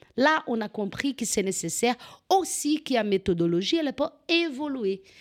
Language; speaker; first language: French; non-native, fluent; Portuguese